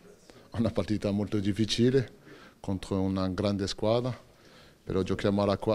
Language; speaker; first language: Italian; non-native, learner; French